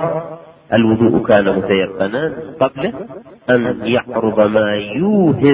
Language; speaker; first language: Arabic; native; Arabic